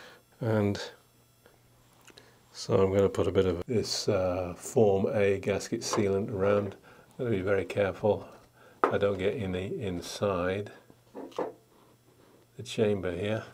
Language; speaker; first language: English; native; English